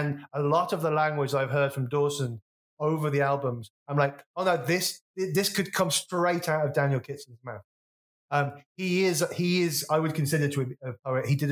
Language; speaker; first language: English; native; English